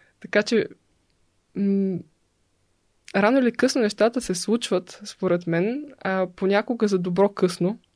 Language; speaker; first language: Bulgarian; native; Bulgarian